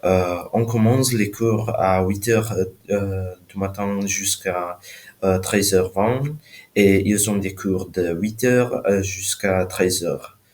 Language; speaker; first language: French; non-native, learner; Slovak